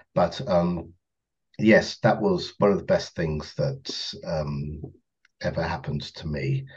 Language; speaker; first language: English; native; English